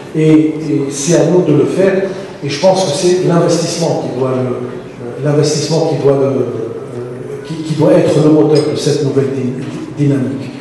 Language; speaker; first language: French; non-native, local second language; Arabic